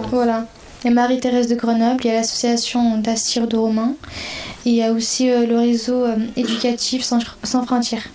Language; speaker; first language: French; early bilingual, other home language; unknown